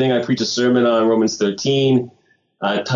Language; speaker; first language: English; native; English